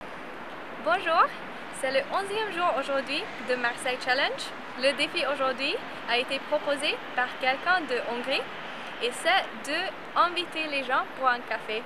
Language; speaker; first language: French; non-native, learner; Hungarian